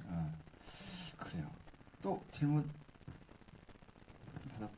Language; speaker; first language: Korean; native; Korean